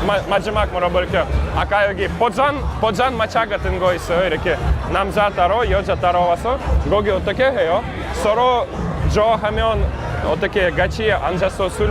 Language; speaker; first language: Korean; non-native, learner; Russian